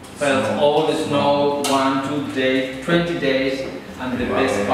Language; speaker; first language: English; non-native, learner; Spanish